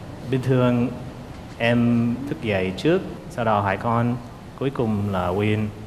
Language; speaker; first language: Vietnamese; non-native, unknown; English